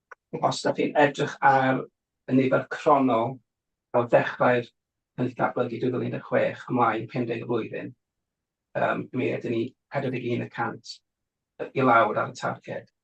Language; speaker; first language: Welsh; native; Welsh